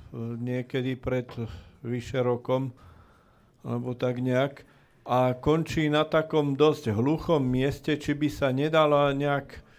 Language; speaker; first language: Slovak; native; Slovak